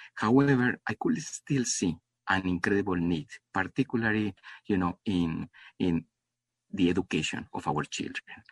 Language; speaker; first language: English; non-native, fluent; Spanish